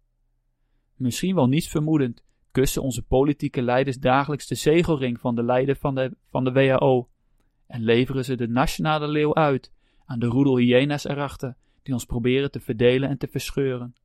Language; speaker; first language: Dutch; native; Dutch